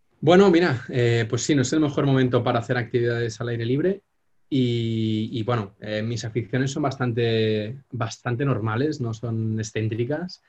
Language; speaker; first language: Spanish; non-native, local second language; Catalan